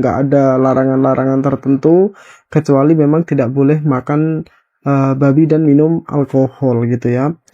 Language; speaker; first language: Indonesian; native; Indonesian